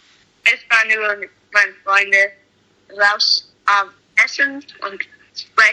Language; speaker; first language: German; non-native, learner; English